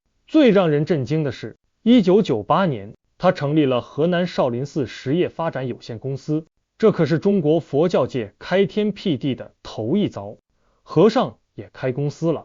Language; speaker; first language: Chinese; native; Chinese